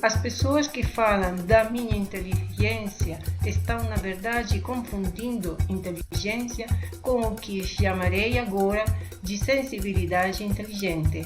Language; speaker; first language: Portuguese; non-native, fluent; Spanish